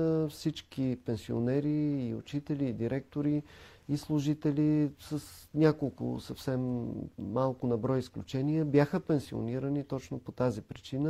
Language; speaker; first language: Bulgarian; native; Bulgarian